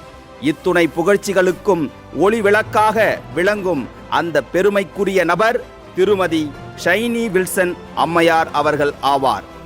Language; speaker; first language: Tamil; native; Tamil